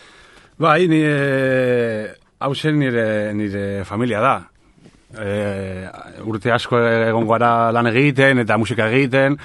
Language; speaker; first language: Basque; non-native, local second language; Spanish